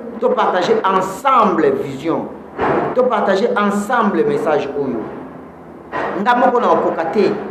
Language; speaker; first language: Lingala; native; Lingala